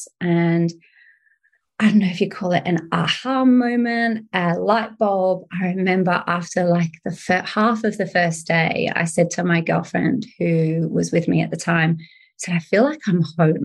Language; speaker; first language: English; native; English